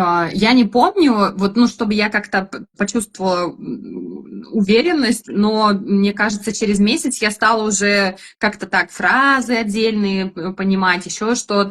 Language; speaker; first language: Russian; native; Russian